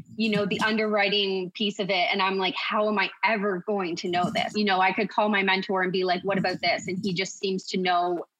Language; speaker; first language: English; native; English